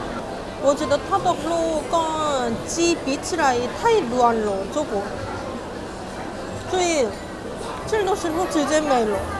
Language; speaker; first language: Chinese; non-native, fluent; Korean